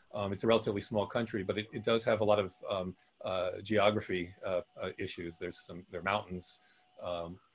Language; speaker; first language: English; native; English